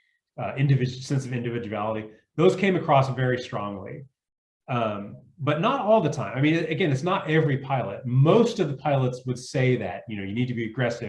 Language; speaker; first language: English; native; English